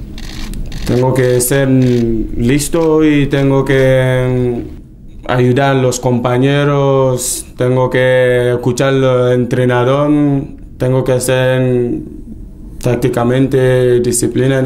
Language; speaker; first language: Spanish; non-native, learner; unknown